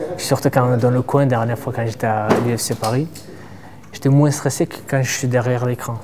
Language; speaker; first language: French; non-native, fluent; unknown